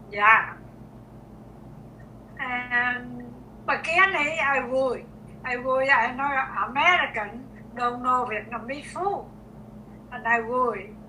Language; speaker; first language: English; non-native, learner; Vietnamese